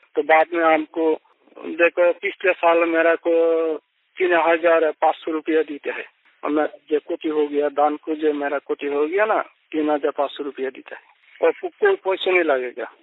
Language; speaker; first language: Hindi; non-native, local second language; Bangla